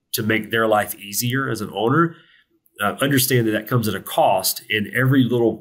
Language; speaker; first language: English; native; English